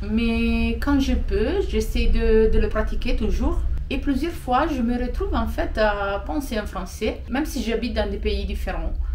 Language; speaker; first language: French; non-native, fluent; Italian